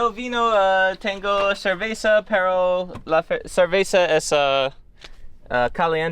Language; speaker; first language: Spanish; non-native, learner; English